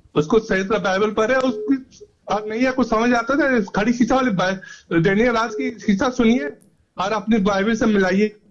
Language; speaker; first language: Hindi; native; Hindi